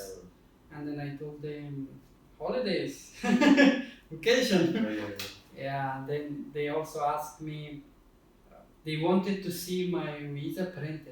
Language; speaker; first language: English; non-native, fluent; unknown